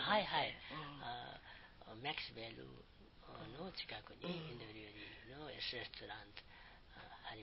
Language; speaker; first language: Japanese; non-native, learner; Nepali